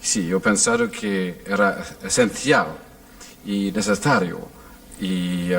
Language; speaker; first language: Spanish; non-native, fluent; English